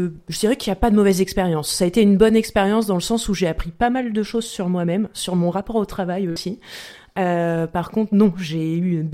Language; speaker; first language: French; native; French